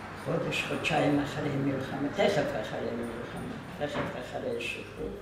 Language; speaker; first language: Hebrew; non-native, fluent; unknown